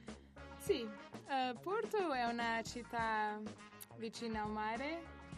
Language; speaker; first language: Italian; non-native, learner; Portuguese